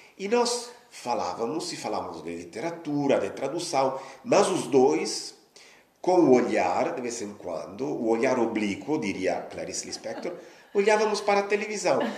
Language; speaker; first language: Portuguese; non-native, fluent; Italian